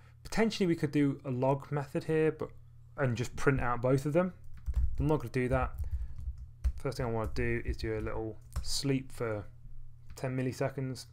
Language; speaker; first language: English; native; English